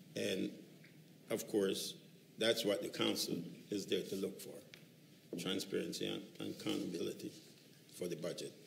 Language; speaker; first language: English; native; English